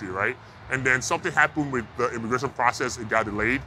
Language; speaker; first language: English; non-native, local second language; Yoruba